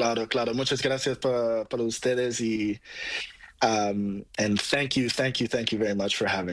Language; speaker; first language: Spanish; non-native, learner; Portuguese